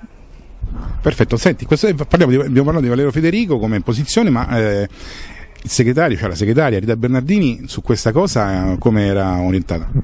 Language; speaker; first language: Italian; native; Italian